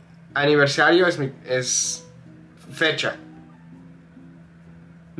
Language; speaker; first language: Spanish; non-native, fluent; English